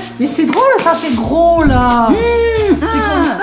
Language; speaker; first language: French; native; French